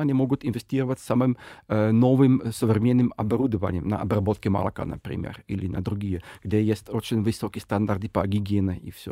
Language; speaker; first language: Russian; non-native, fluent; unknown